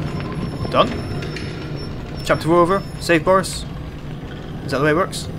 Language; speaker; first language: English; native; English